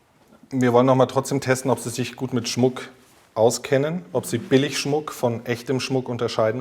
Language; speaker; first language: German; native; German